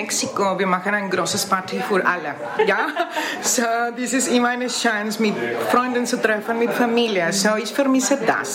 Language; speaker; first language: German; non-native, learner; Spanish